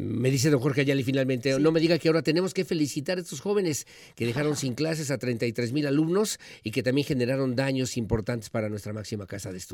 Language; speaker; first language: Spanish; native; Spanish